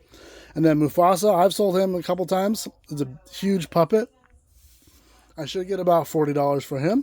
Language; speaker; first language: English; native; English